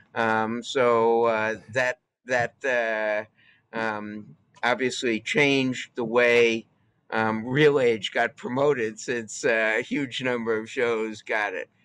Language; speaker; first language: English; native; English